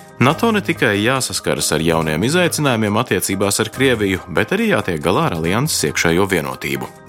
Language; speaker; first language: Latvian; early bilingual, heritage; Latvian